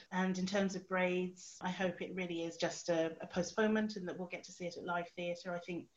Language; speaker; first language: English; native; English